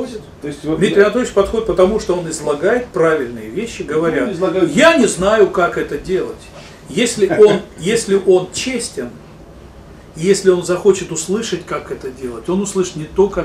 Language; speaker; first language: Russian; native; Russian